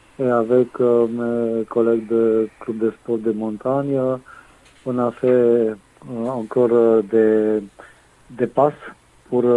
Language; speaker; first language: French; non-native, fluent; Romanian